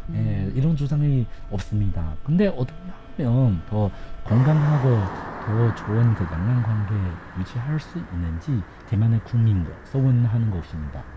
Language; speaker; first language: Korean; non-native, fluent; Chinese